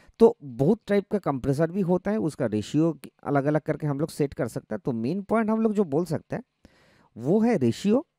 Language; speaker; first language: Hindi; non-native, local second language; Bangla